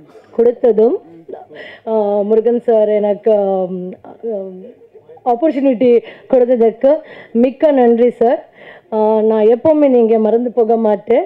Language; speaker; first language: Tamil; non-native, learner; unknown